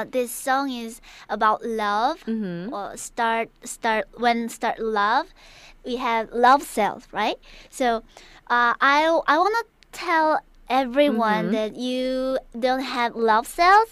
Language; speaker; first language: English; non-native, learner; Korean